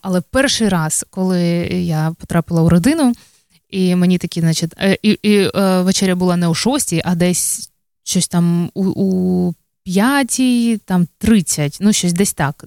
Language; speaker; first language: Ukrainian; native; Ukrainian